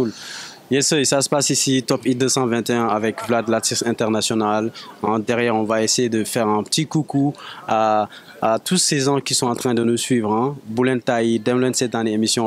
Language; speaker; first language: French; non-native, local second language; Wolof